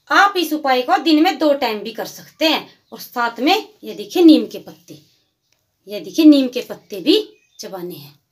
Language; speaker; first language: Hindi; native; Hindi